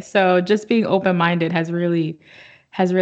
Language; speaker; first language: English; native; English